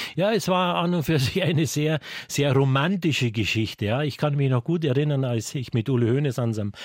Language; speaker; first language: German; native; German